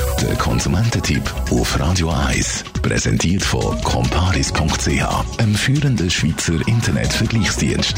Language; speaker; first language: German; native; German